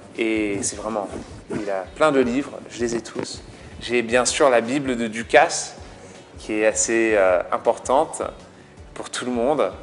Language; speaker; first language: French; non-native, fluent; English